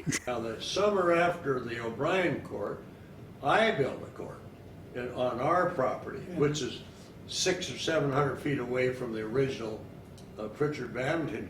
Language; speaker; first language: English; native; English